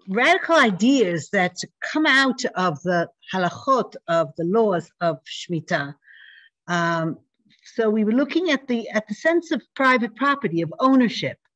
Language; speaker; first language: English; native; English